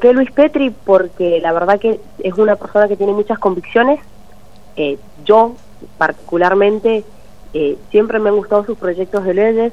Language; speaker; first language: Spanish; native; Spanish